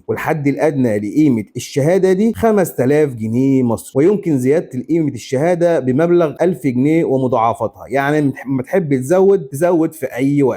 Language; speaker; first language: Arabic; native; Arabic